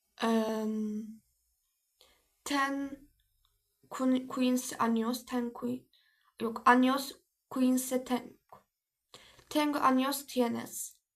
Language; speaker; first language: Spanish; non-native, learner; Turkish